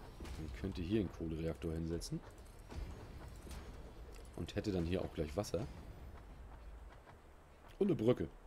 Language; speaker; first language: German; native; German